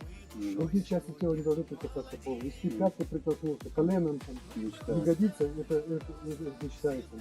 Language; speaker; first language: Russian; native; Russian